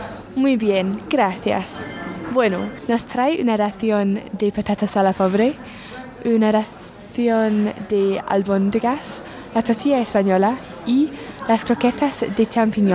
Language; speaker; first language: Spanish; non-native, fluent; English